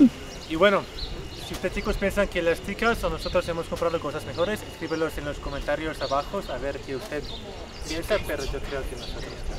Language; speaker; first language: Spanish; non-native, fluent; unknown